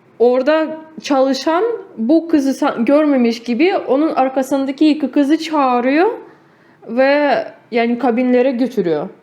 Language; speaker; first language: Turkish; non-native, fluent; Russian